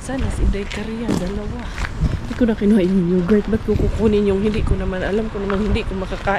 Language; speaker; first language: Filipino; non-native, local second language; Cebuano